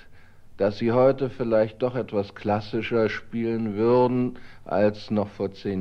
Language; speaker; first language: German; native; German